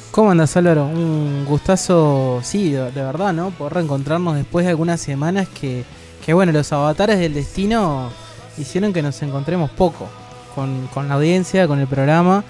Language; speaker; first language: Spanish; native; Spanish